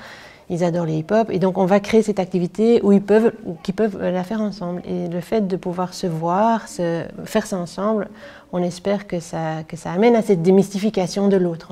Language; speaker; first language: French; native; French